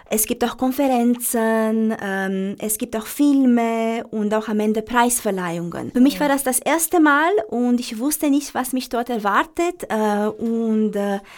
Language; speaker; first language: German; non-native, fluent; Romanian